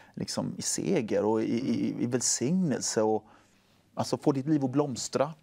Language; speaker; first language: Swedish; native; Swedish